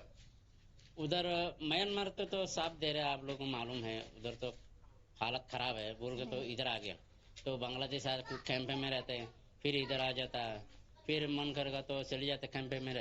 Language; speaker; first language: Hindi; non-native, learner; Rohingya